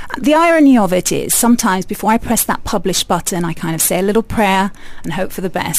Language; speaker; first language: English; native; English